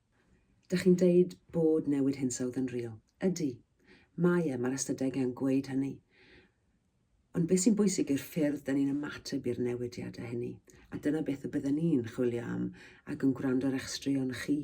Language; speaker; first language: Welsh; native; Welsh